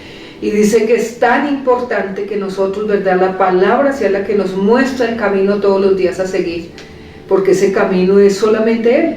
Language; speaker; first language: Spanish; native; Spanish